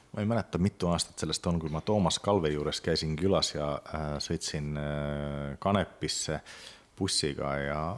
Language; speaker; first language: Estonian; non-native, fluent; Finnish